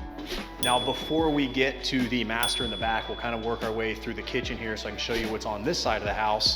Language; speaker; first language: English; native; English